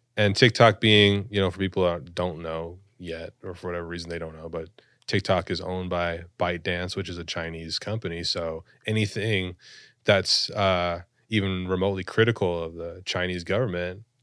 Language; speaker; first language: English; native; English